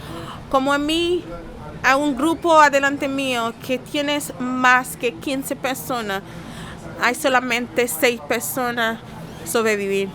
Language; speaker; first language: Spanish; non-native, learner; Haitian Creole